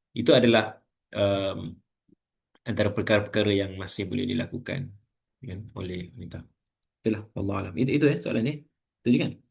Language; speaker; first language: Malay; native; Malay